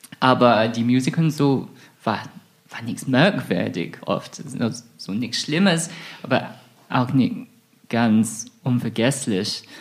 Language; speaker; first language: German; non-native, fluent; English